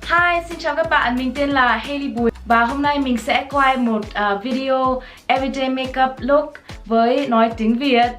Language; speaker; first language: Vietnamese; early bilingual, heritage; Vietnamese